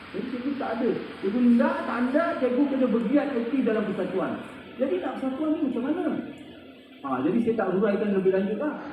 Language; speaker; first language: Malay; native; Malay